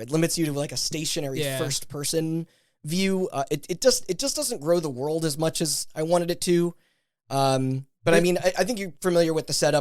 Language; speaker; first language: English; native; English